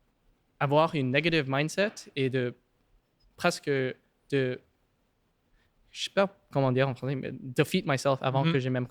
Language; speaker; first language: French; non-native, local second language; English